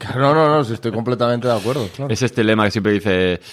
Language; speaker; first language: Spanish; native; Spanish